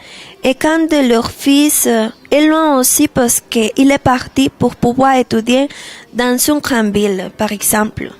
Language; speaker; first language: French; non-native, learner; Spanish